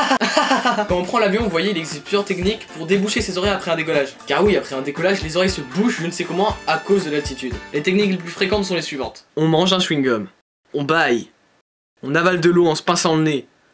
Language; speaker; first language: French; native; French